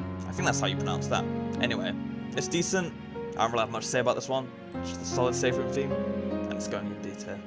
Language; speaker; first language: English; native; English